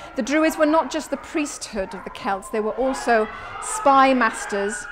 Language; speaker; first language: English; native; English